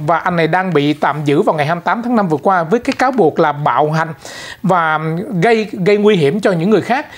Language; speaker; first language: Vietnamese; early bilingual, heritage; Vietnamese